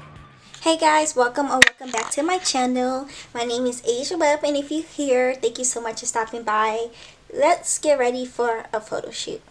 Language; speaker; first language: English; native; English